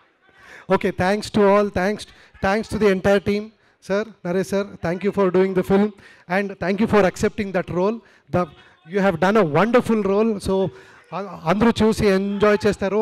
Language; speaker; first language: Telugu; non-native, learner; Kannada